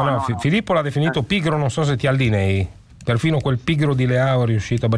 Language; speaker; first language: Italian; native; Italian